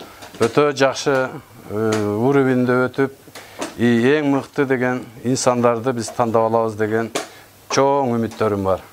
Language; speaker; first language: Kyrgyz; native; Kyrgyz